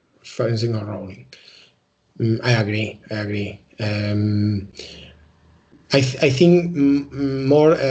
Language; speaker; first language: English; non-native, learner; Spanish